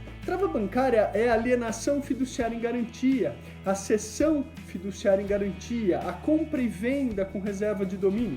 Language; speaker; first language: Portuguese; native; Portuguese